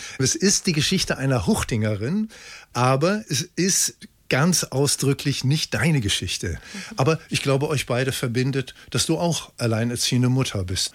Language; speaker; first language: German; native; German